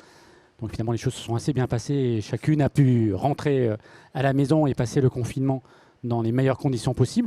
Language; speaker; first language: French; native; French